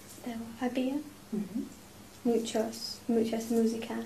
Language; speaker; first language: Spanish; non-native, learner; English